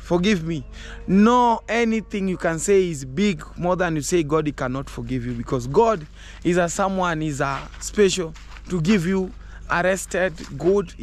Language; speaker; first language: English; non-native, learner; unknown